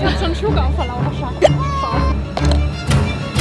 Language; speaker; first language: German; native; German